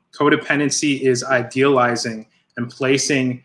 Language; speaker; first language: English; native; English